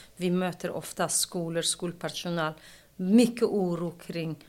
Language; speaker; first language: Swedish; non-native, fluent; Kurdish